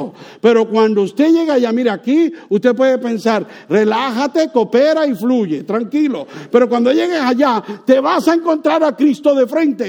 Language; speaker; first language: Spanish; native; Spanish